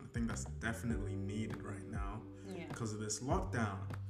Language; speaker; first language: English; native; English